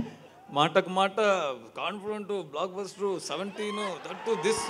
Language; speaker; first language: Telugu; non-native, learner; Tamil